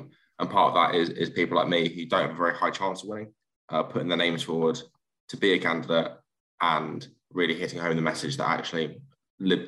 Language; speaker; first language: English; native; English